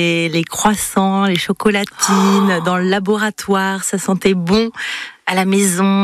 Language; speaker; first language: French; native; French